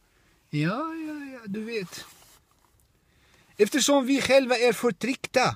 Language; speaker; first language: Swedish; non-native, fluent; Arabic